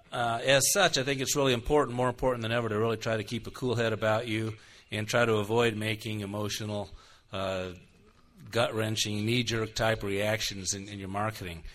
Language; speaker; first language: English; native; English